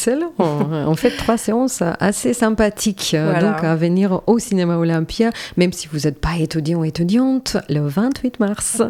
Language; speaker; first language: French; native; French